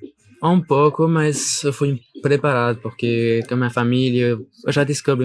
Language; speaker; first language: Portuguese; non-native, learner; French